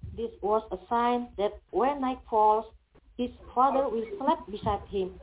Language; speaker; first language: English; non-native, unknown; Indonesian